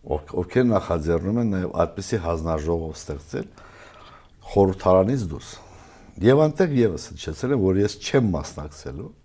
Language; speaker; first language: Armenian; native; Armenian